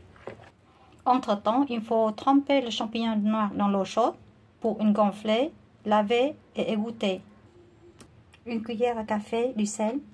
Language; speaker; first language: French; non-native, learner; Vietnamese